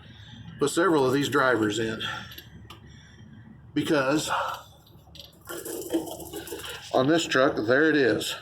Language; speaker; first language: English; native; English